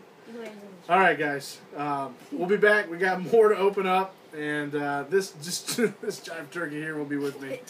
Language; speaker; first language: English; native; English